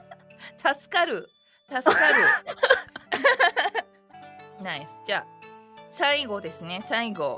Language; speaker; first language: Japanese; non-native, learner; English